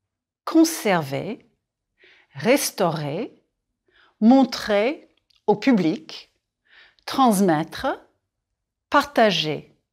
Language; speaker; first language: French; non-native, fluent; English